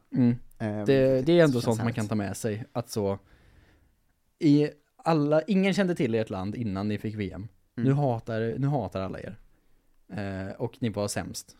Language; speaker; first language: Swedish; native; Swedish